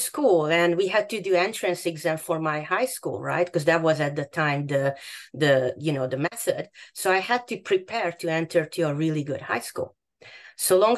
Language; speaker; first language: English; non-native, fluent; Hungarian